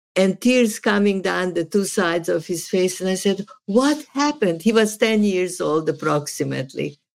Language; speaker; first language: English; non-native, fluent; Serbian